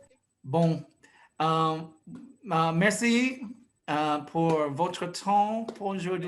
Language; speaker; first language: French; non-native, fluent; English